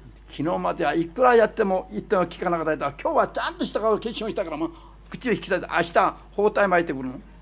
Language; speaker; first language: Japanese; non-native, fluent; Korean